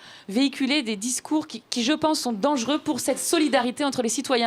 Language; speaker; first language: French; native; French